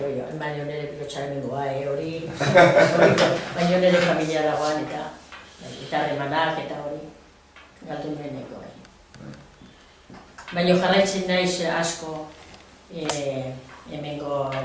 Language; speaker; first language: Basque; non-native, local second language; Spanish